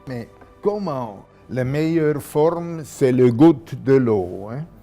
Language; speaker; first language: French; non-native, local second language; German